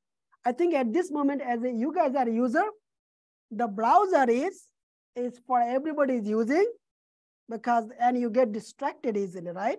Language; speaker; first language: English; non-native, fluent; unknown